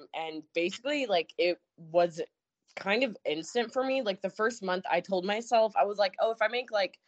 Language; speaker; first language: English; native; English